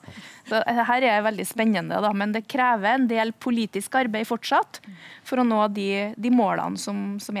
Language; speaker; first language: Norwegian; native; Norwegian